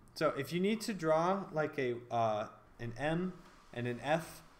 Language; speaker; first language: English; native; English